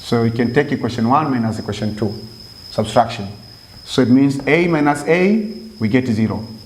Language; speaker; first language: English; non-native, local second language; Swahili